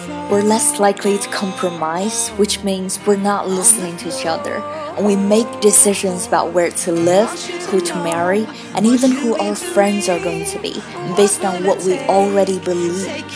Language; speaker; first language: English; non-native, fluent; Chinese